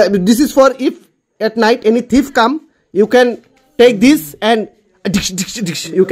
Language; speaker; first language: English; non-native, local second language; Bangla